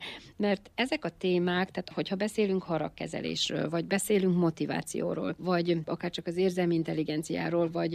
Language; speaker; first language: Hungarian; native; Hungarian